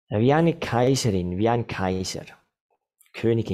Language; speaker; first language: German; non-native, fluent; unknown